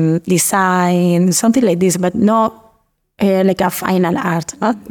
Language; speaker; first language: English; non-native, learner; Spanish